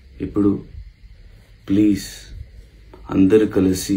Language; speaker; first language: Telugu; non-native, local second language; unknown